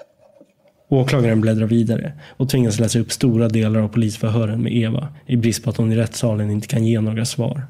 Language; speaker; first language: Swedish; native; Swedish